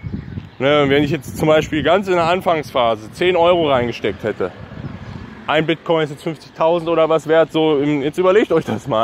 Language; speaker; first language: German; native; German